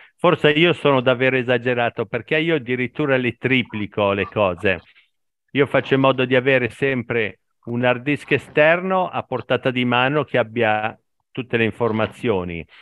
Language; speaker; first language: Italian; native; Italian